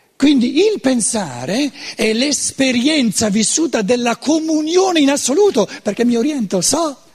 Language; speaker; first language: Italian; non-native, fluent; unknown